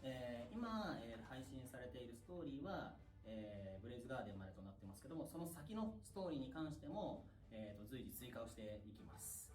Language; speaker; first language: Japanese; native; Japanese